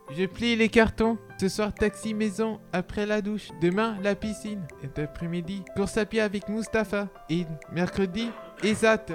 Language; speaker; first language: French; native; French